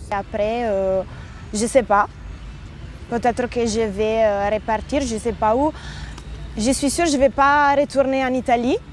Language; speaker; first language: French; non-native, fluent; Italian